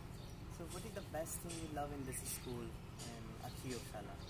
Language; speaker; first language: English; non-native, local second language; Hindi